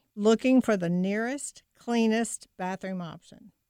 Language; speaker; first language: English; native; English